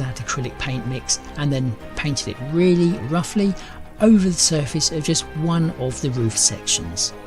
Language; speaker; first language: English; native; English